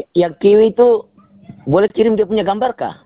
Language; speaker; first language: Indonesian; non-native, local second language; Malay